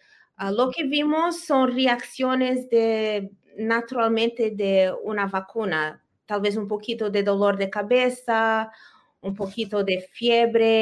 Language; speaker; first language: Spanish; early bilingual, heritage; Spanish